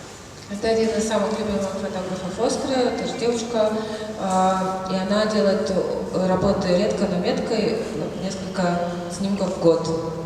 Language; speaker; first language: Russian; native; Russian